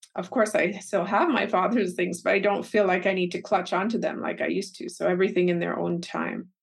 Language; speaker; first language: English; native; English